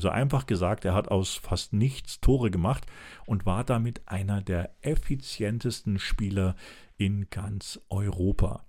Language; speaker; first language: German; native; German